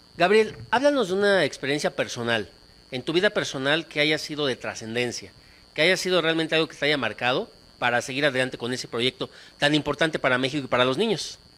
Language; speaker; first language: Spanish; native; Spanish